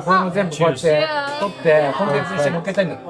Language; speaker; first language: Japanese; native; Japanese